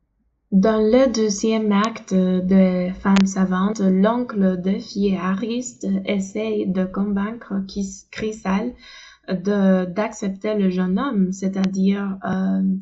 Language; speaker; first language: French; non-native, fluent; Spanish